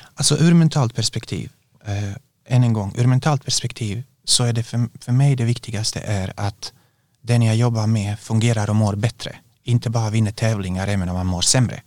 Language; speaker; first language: Swedish; non-native, fluent; Bosnian